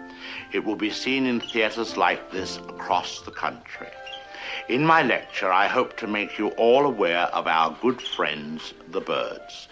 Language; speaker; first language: English; native; English